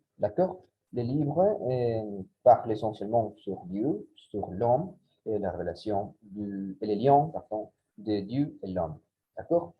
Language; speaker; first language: French; non-native, learner; Spanish